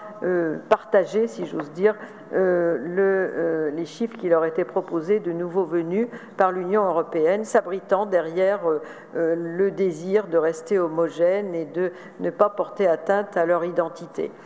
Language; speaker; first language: French; native; French